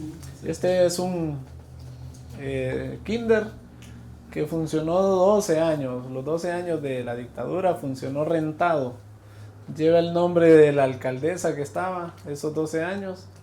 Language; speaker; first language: Spanish; native; Spanish